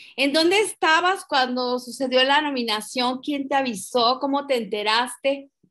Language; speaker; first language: Spanish; native; Spanish